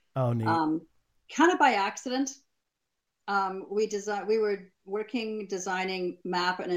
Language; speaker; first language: English; native; English